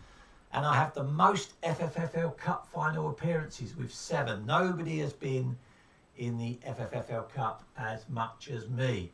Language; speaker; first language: English; native; English